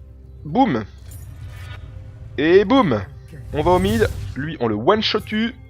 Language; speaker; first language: French; native; French